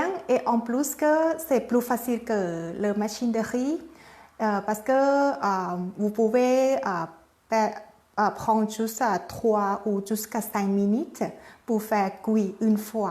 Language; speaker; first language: French; non-native, learner; Thai